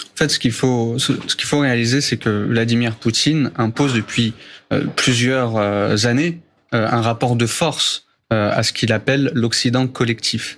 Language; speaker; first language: French; native; French